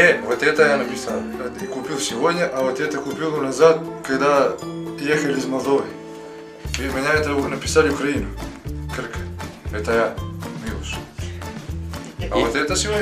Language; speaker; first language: Russian; non-native, learner; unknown